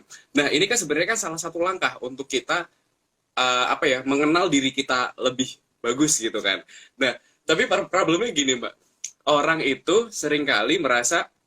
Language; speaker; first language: Indonesian; native; Indonesian